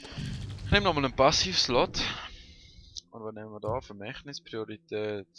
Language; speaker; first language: German; native; German